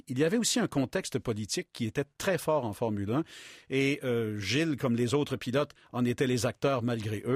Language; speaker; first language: French; native; French